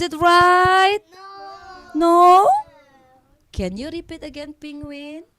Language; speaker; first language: English; non-native, learner; Indonesian